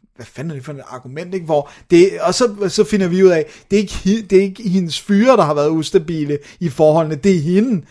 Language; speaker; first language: Danish; native; Danish